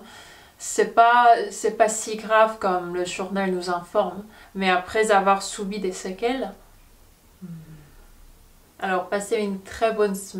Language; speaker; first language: French; non-native, fluent; Korean